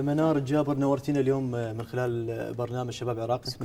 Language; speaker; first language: Arabic; native; Arabic